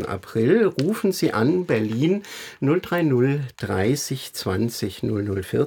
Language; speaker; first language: German; native; German